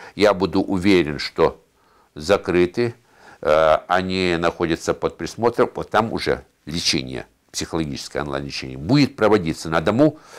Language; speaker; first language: Russian; native; Russian